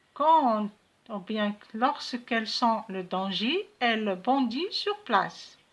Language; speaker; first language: French; non-native, local second language; Arabic